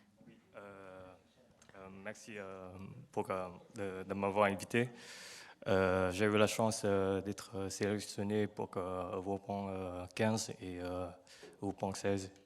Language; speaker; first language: French; non-native, learner; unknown